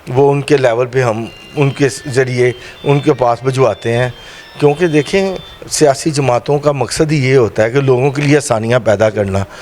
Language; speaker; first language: Urdu; non-native, local second language; Punjabi